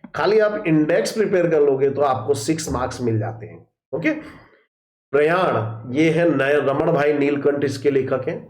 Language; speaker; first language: Hindi; non-native, local second language; Gujarati